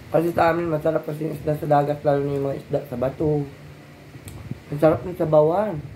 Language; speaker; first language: Filipino; non-native, local second language; Masbatenyo